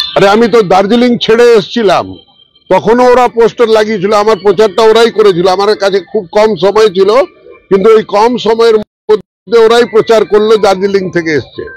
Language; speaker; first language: Bangla; non-native, local second language; Punjabi